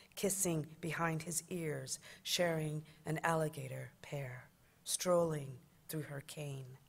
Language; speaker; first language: English; native; English